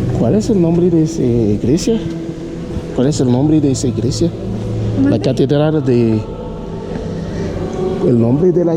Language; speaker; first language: Spanish; non-native, learner; Haitian Creole